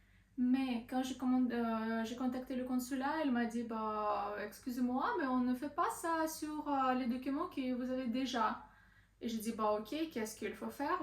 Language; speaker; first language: French; non-native, learner; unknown